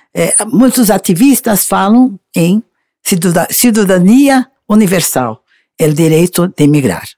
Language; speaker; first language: Spanish; non-native, learner; Portuguese